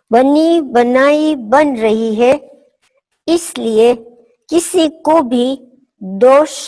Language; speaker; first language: Hindi; non-native, fluent; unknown